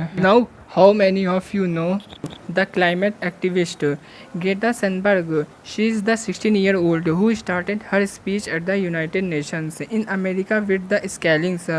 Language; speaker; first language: English; non-native, local second language; Hindi